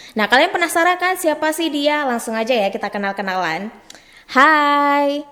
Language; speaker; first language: Indonesian; native; Indonesian